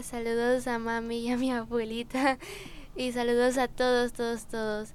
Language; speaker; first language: English; non-native, learner; Spanish